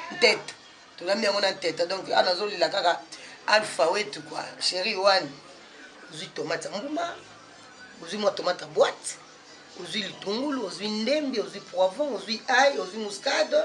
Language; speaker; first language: Lingala; non-native, local second language; Luba-Lulua